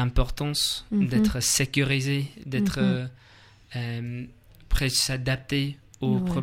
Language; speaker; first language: French; non-native, learner; English